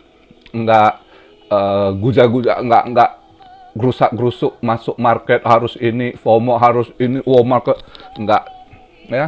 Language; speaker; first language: Indonesian; native; Indonesian